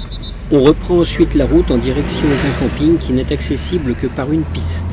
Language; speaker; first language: French; native; French